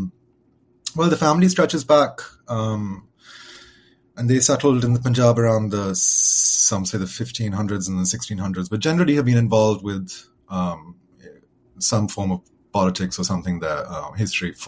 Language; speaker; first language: English; native; English